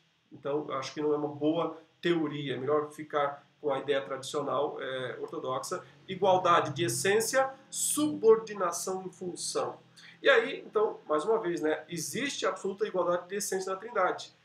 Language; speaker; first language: Portuguese; native; Portuguese